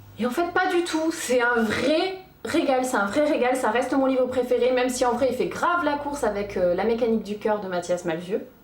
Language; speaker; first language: French; early bilingual, other home language; Portuguese